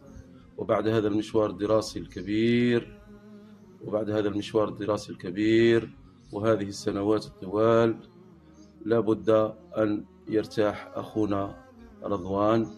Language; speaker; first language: Arabic; native; Arabic